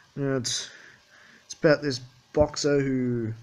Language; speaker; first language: English; native; English